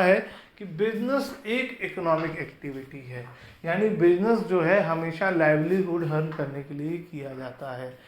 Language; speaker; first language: Hindi; native; Hindi